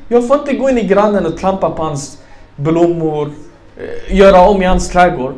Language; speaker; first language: Swedish; non-native, fluent; Arabic